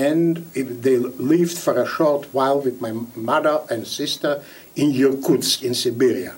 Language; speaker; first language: English; non-native, fluent; Yiddish